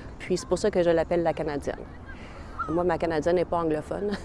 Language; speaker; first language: French; native; French